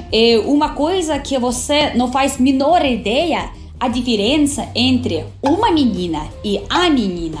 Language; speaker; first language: Portuguese; non-native, fluent; Russian